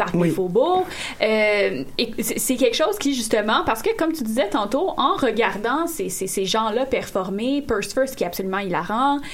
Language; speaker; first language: French; native; French